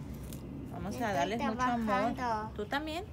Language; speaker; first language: Spanish; native; Spanish